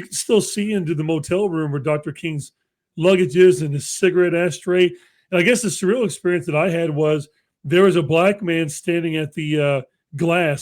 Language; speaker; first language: English; native; English